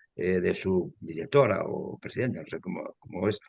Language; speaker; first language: Spanish; native; Spanish